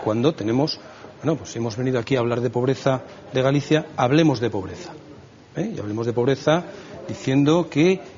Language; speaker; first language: Spanish; native; Spanish